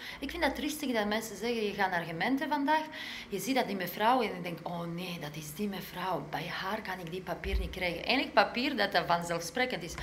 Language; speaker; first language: Dutch; non-native, fluent; Polish